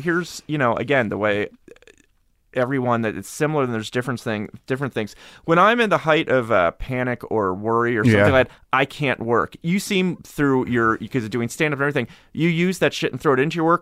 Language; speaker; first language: English; native; English